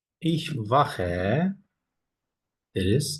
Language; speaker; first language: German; non-native, fluent; Turkish